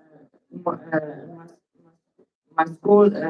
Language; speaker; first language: English; non-native, learner; Arabic